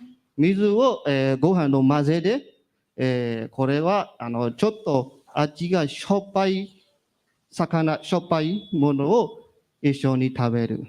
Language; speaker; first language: Japanese; non-native, learner; Burmese